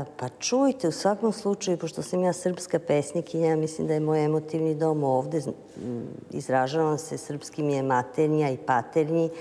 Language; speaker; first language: Serbian; native; Serbian